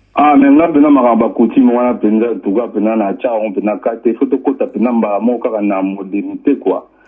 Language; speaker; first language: Lingala; non-native, local second language; Kongo